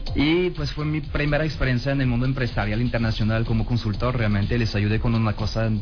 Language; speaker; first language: Spanish; non-native, fluent; French